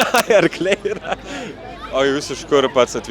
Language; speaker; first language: Lithuanian; native; Lithuanian